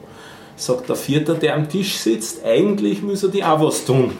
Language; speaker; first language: German; native; German